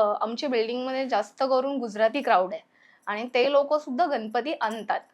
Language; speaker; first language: Marathi; native; Marathi